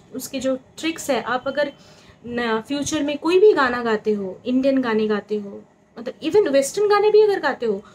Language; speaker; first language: Hindi; non-native, local second language; Bangla